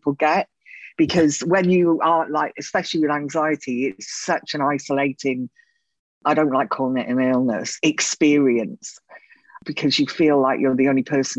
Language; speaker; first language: English; native; English